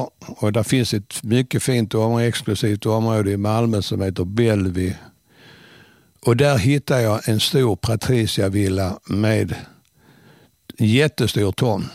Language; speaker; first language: Swedish; native; Swedish